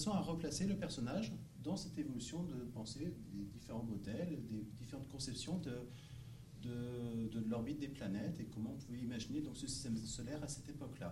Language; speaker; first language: French; native; French